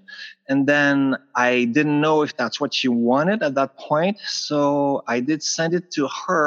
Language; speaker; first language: English; non-native, fluent; French